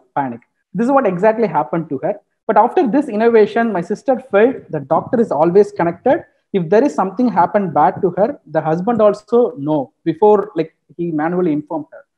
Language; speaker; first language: English; non-native, local second language; Tamil